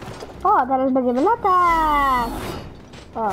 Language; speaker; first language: Polish; early bilingual, heritage; Polish